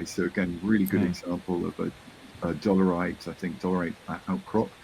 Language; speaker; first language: English; native; English